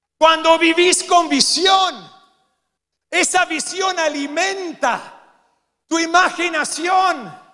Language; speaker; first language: Spanish; non-native, fluent; English